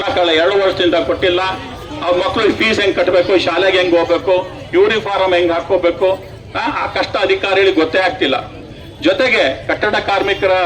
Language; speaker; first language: Kannada; native; Kannada